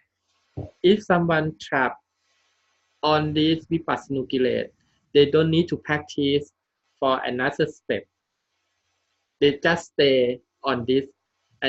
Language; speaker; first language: English; non-native, learner; Thai